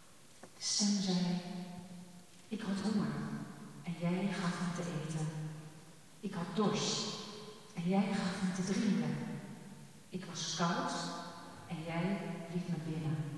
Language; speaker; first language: Dutch; native; Dutch